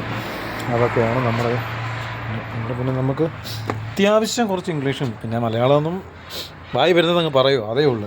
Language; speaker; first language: Malayalam; native; Malayalam